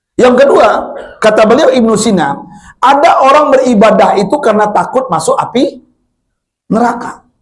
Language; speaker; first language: Indonesian; non-native, local second language; Minangkabau